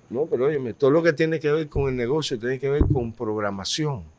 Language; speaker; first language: Spanish; early bilingual, heritage; Spanish